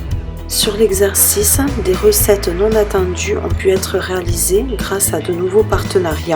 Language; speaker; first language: French; native; French